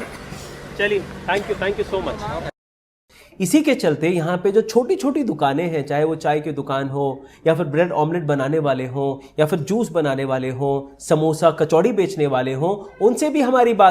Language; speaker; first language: Hindi; native; Hindi